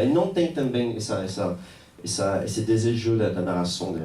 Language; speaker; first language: Portuguese; non-native, fluent; French